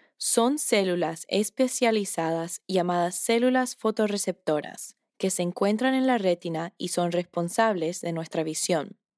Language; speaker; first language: Spanish; early bilingual, heritage; Spanish